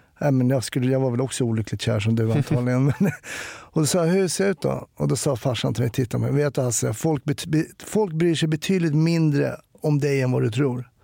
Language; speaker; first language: Swedish; native; Swedish